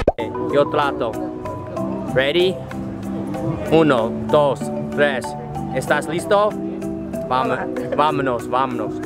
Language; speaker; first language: Spanish; non-native, learner; English